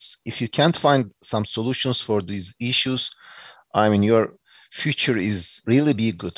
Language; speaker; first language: English; non-native, fluent; Turkish